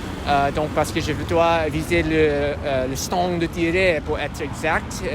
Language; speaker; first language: French; non-native, learner; English